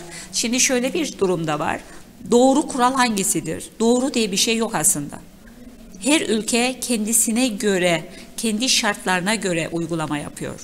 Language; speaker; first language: Turkish; native; Turkish